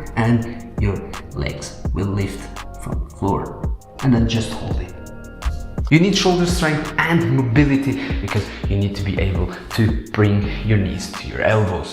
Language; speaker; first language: English; non-native, fluent; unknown